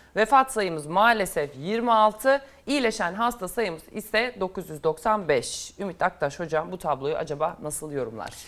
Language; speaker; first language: Turkish; native; Turkish